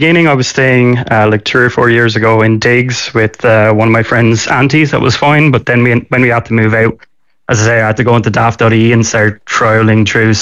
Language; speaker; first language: English; native; English